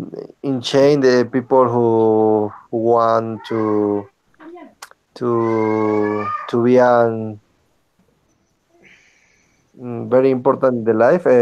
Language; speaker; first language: English; non-native, learner; Spanish